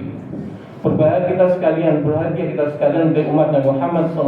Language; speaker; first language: Indonesian; native; Indonesian